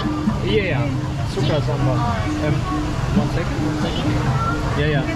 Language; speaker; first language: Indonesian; non-native, learner; German